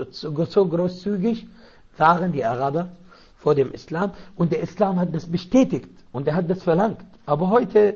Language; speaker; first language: German; non-native, fluent; Arabic